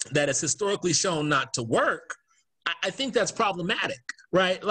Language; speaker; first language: English; native; English